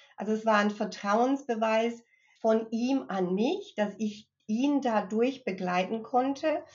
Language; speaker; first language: German; early bilingual, other home language; English